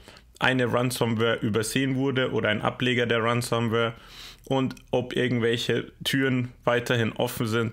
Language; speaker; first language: German; native; German